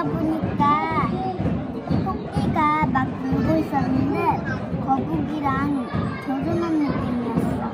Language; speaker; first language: Korean; early bilingual, heritage; Korean